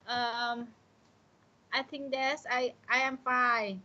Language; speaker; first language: English; non-native, learner; Vietnamese